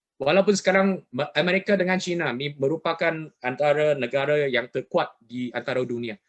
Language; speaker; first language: Malay; non-native, local second language; Chinese